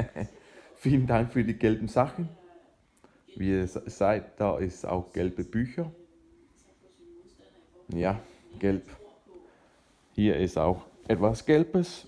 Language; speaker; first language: German; non-native, fluent; Danish